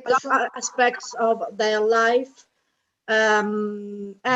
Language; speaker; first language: English; non-native, fluent; Italian